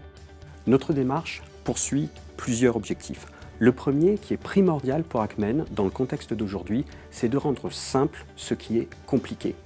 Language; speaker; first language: French; native; French